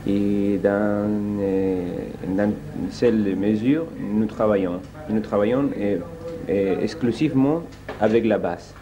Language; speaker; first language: French; non-native, learner; Spanish